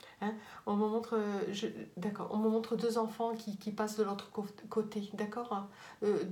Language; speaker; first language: French; native; French